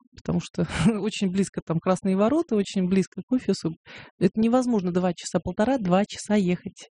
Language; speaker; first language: Russian; native; Russian